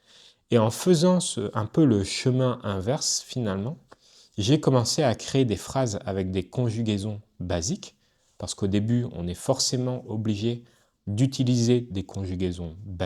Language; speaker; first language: French; native; French